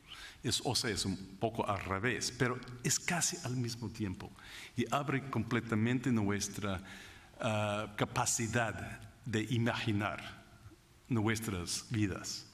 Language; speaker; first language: Spanish; non-native, fluent; English